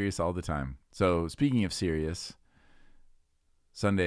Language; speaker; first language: English; native; English